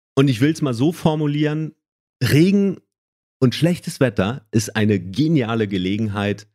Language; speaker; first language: German; native; German